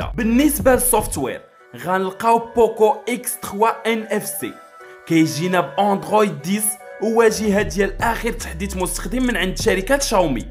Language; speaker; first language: Arabic; native; Arabic